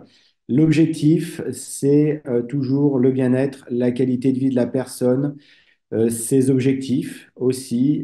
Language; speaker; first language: French; native; French